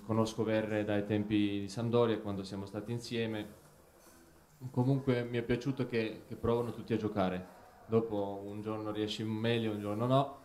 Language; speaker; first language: Italian; non-native, fluent; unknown